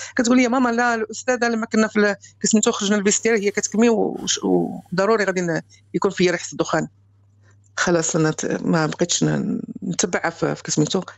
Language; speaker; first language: Arabic; native; Arabic